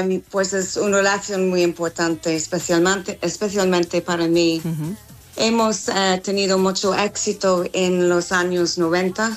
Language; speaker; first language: Spanish; non-native, fluent; English